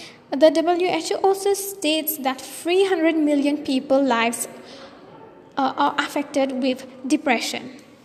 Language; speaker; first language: English; non-native, local second language; Morisyen